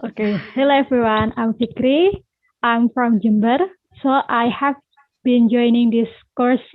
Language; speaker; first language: English; non-native, learner; Indonesian